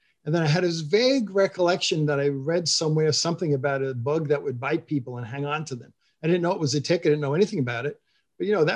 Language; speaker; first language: English; native; English